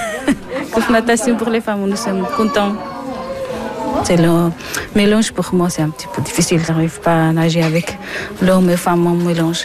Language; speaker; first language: French; non-native, learner; Persian